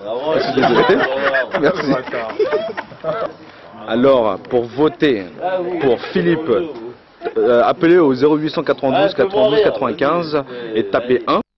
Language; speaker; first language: French; native; French